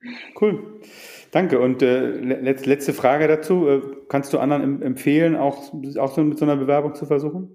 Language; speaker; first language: German; native; German